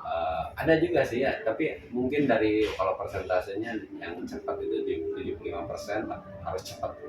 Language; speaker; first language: Indonesian; non-native, local second language; Sundanese